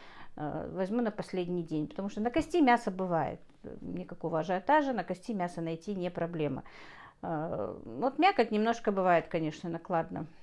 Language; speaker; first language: Russian; non-native, local second language; Chechen